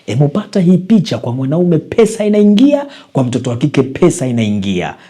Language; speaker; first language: Swahili; native; Swahili